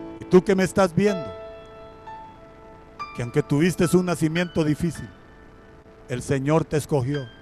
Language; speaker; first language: Spanish; native; Spanish